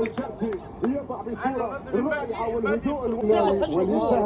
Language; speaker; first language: Arabic; native; Arabic